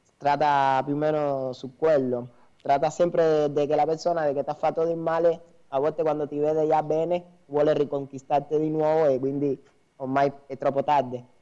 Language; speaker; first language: Italian; non-native, fluent; Spanish